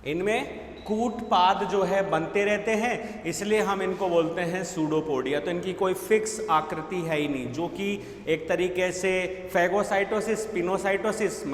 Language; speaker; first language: Hindi; native; Hindi